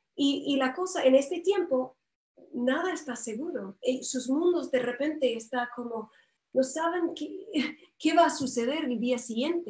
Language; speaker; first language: Spanish; non-native, fluent; English